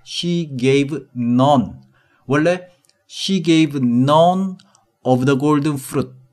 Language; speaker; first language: English; non-native, fluent; Korean